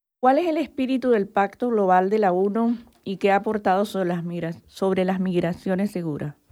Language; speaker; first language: Spanish; native; Spanish